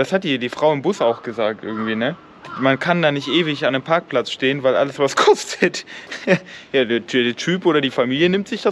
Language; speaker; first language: German; native; German